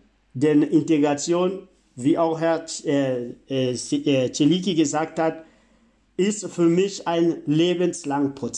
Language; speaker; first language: German; non-native, fluent; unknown